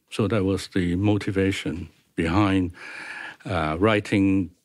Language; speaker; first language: English; non-native, local second language; Cantonese